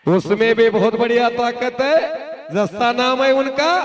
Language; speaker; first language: Hindi; non-native, local second language; Marathi